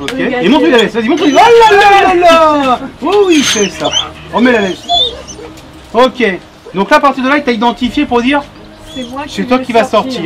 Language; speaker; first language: French; native; French